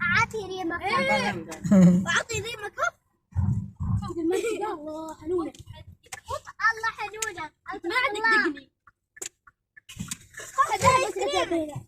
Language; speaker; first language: Arabic; native; Arabic